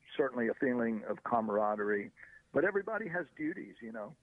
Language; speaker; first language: English; native; English